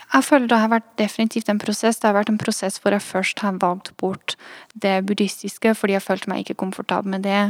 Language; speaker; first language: Norwegian; non-native, fluent; Dutch